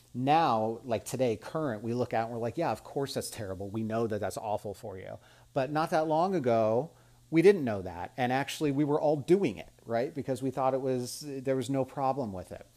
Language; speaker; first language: English; native; English